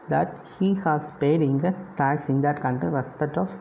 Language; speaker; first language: English; non-native, local second language; Malayalam